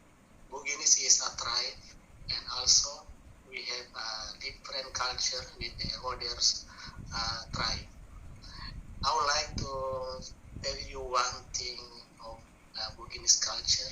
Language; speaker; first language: English; non-native, learner; Buginese